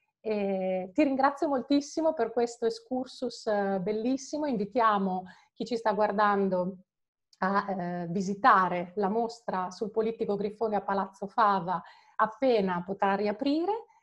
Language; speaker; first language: Italian; native; Italian